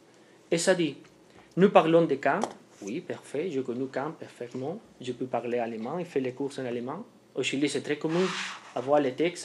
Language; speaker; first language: French; non-native, fluent; Spanish